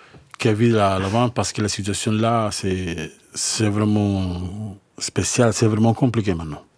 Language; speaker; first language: French; non-native, fluent; Spanish